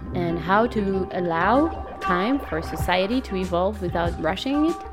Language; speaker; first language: English; non-native, fluent; French